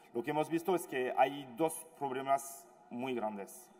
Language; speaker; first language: Spanish; non-native, fluent; French